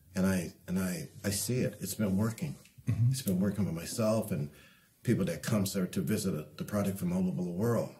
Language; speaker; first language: English; native; English